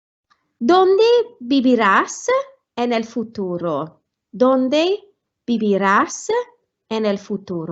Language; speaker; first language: Spanish; non-native, fluent; Welsh